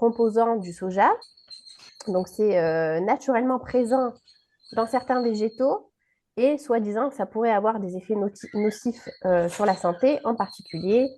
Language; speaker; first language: French; native; French